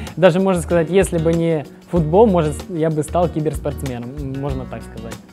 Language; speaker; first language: Russian; native; Russian